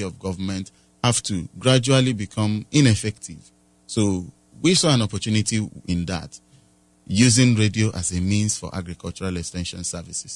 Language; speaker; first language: English; non-native, local second language; Igbo